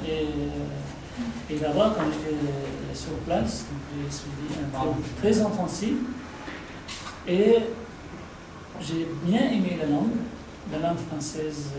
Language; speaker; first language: French; non-native, fluent; Arabic